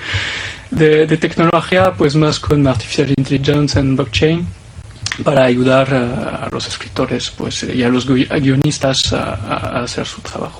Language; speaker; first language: Spanish; non-native, fluent; French